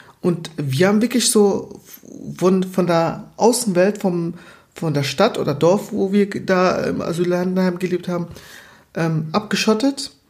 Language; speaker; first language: German; early bilingual, other home language; Portuguese